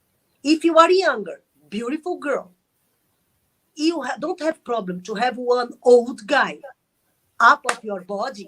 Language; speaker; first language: English; non-native, learner; Arabic